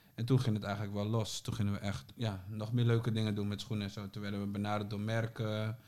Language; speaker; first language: Dutch; native; Dutch